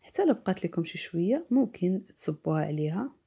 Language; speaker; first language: Arabic; native; Arabic